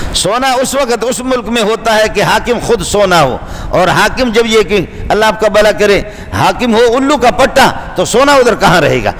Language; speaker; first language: Urdu; non-native, local second language; Brahui